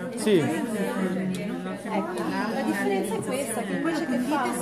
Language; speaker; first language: Italian; native; Italian